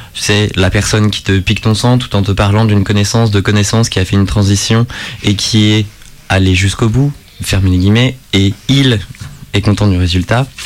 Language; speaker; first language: French; native; French